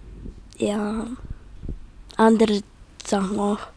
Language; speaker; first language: German; early bilingual, other home language; Serbian